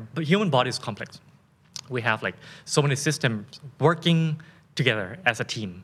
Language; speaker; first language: English; non-native, fluent; Thai